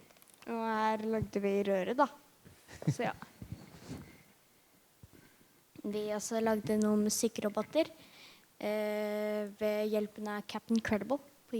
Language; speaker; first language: Norwegian; early bilingual, other home language; English